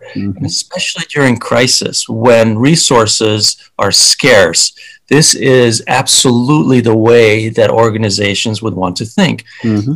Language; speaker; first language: English; early bilingual, other home language; Hungarian